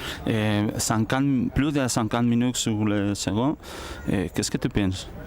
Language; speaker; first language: French; non-native, learner; Spanish